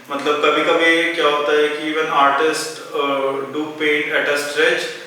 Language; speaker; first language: Hindi; native; Hindi